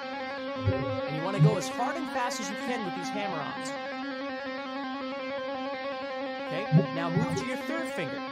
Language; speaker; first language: English; native; English